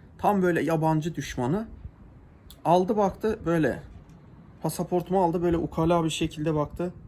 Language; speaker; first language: Turkish; native; Turkish